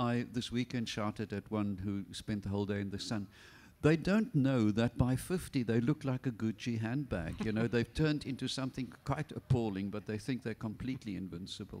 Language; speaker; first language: English; non-native, local second language; Afrikaans